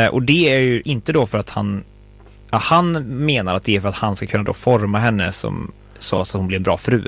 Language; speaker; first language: Swedish; native; Swedish